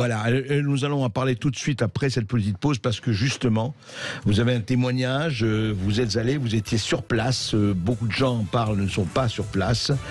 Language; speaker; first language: French; native; French